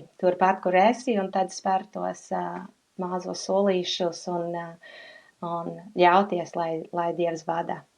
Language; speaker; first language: Latvian; non-native, fluent; English